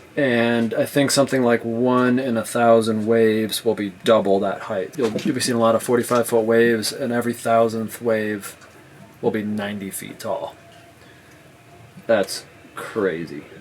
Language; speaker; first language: English; native; English